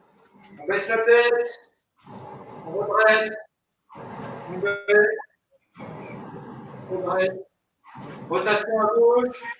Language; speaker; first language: French; native; French